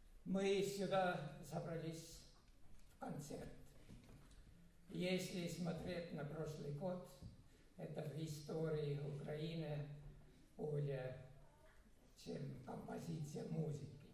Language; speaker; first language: Russian; non-native, fluent; Estonian